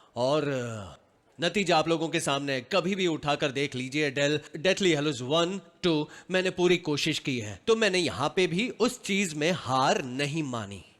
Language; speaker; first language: Hindi; non-native, local second language; Gujarati